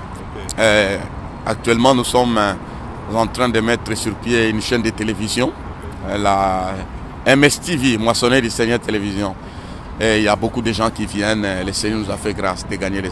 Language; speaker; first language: French; non-native, local second language; Swahili